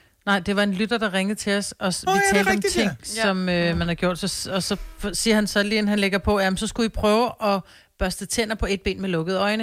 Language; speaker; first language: Danish; native; Danish